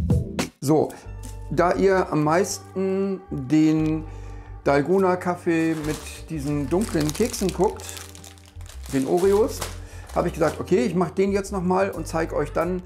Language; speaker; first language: German; native; German